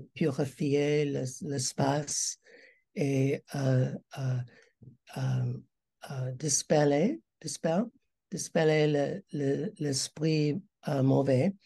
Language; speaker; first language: French; non-native, learner; English